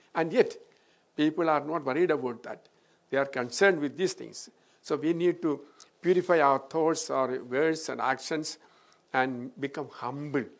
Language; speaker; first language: English; non-native, local second language; Malayalam